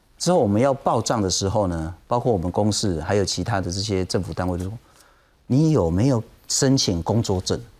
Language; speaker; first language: Chinese; native; Chinese